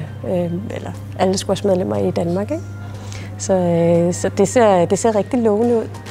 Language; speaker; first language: Danish; native; Danish